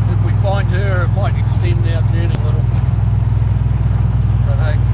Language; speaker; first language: English; native; English